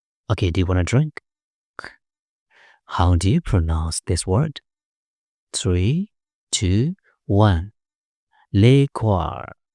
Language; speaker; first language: English; non-native, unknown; Burmese